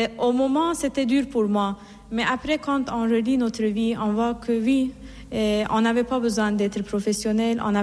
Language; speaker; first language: French; non-native, fluent; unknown